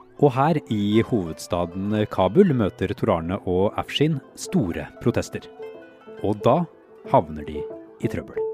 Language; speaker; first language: Norwegian; native; Norwegian